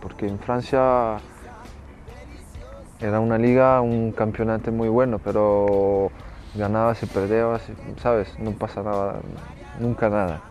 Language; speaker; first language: Spanish; non-native, fluent; French